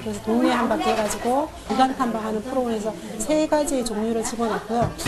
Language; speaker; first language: Korean; native; Korean